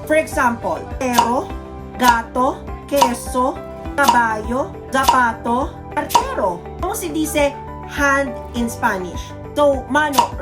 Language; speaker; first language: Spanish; non-native, learner; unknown